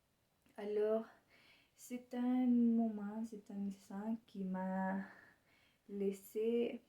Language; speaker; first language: French; non-native, learner; Spanish